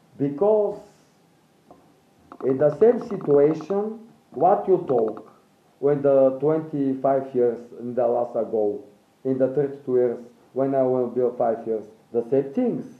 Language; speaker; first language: English; non-native, learner; Bulgarian